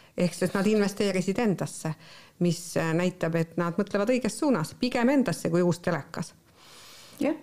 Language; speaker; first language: Estonian; native; Estonian